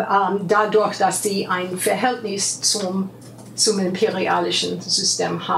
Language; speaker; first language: German; non-native, fluent; English